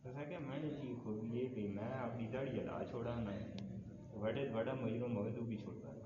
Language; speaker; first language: Urdu; non-native, local second language; Punjabi